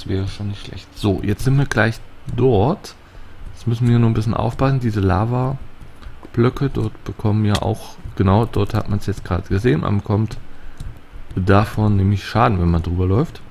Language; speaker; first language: German; native; German